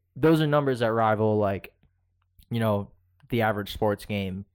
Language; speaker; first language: English; early bilingual, other home language; Filipino